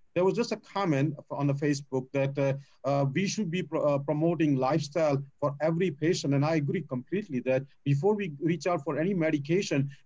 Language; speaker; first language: English; non-native, local second language; Gujarati